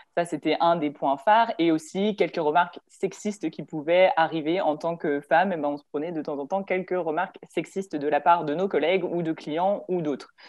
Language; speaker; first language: French; native; French